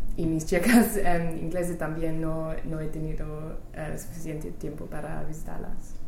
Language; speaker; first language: Spanish; non-native, fluent; English